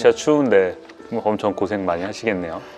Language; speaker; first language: Korean; native; Korean